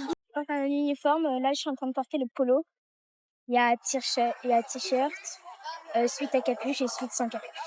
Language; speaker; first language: French; native; French